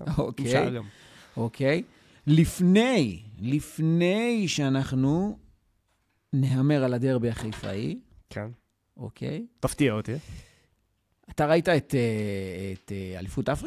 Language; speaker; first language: Hebrew; native; Hebrew